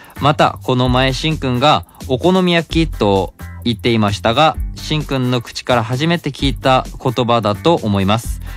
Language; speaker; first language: Japanese; non-native, fluent; Korean